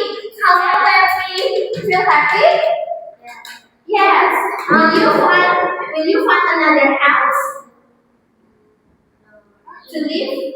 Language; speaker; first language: English; non-native, fluent; Indonesian